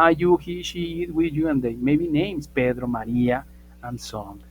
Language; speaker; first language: English; non-native, fluent; Spanish